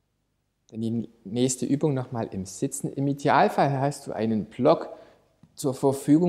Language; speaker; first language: German; native; German